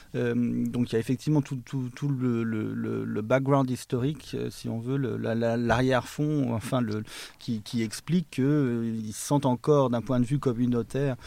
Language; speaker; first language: French; native; French